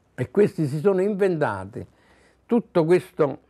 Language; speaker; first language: Italian; native; Italian